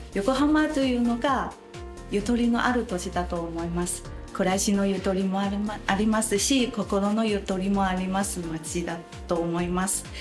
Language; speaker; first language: Japanese; non-native, fluent; Chinese